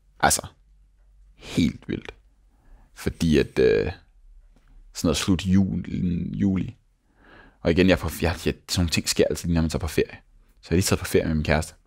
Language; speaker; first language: Danish; native; Danish